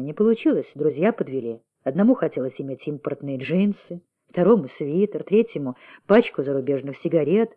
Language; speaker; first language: Russian; native; Russian